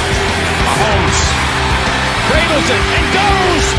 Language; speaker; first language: English; native; English